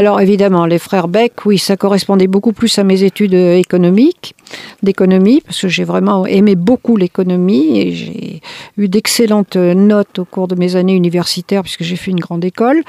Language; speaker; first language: French; native; French